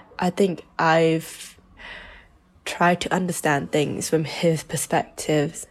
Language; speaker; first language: English; early bilingual, other home language; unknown